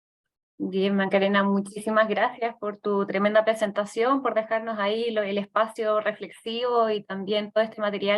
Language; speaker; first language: Spanish; native; Spanish